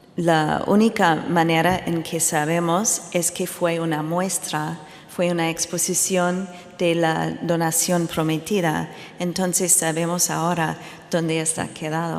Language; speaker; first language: Spanish; non-native, fluent; English